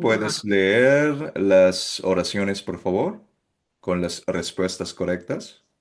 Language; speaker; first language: Spanish; non-native, fluent; Filipino